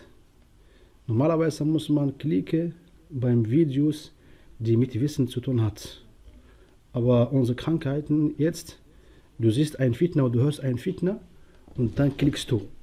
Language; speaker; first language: German; non-native, local second language; Arabic